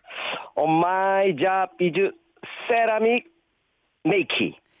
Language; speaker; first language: English; non-native, learner; Korean